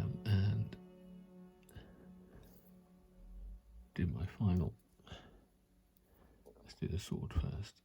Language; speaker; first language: English; native; English